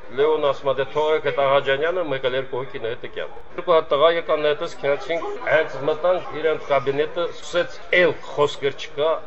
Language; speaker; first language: Armenian; native; Armenian